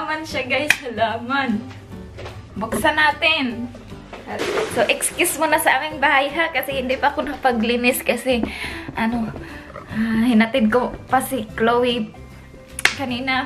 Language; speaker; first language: Filipino; non-native, local second language; Cebuano